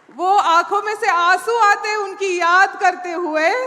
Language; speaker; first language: Hindi; non-native, local second language; Marathi